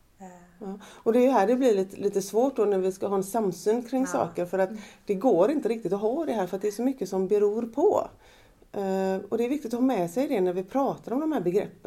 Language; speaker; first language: Swedish; native; Swedish